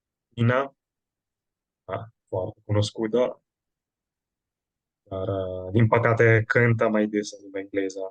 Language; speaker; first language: Romanian; non-native, fluent; Italian